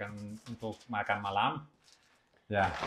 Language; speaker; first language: Indonesian; non-native, learner; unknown